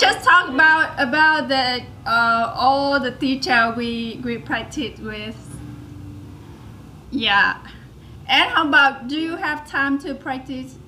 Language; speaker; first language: English; non-native, learner; Vietnamese